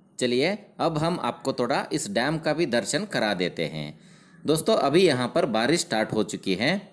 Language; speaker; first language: Hindi; non-native, local second language; Kannada